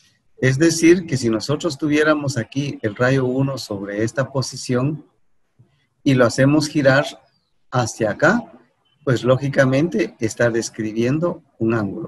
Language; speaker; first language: Spanish; native; Spanish